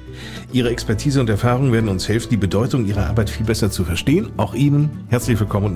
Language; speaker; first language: German; native; German